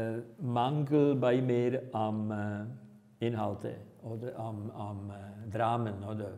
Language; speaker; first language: German; non-native, fluent; Czech